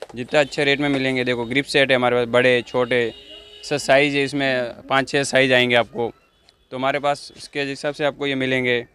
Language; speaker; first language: Hindi; non-native, local second language; Urdu